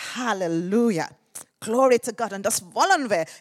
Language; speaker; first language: German; non-native, fluent; English